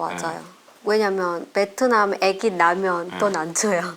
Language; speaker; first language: Korean; non-native, learner; Vietnamese